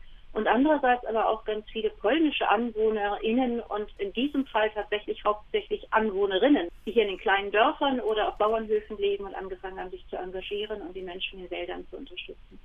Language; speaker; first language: German; native; German